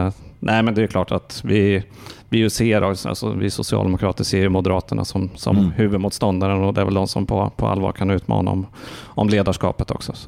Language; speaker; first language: Swedish; native; Swedish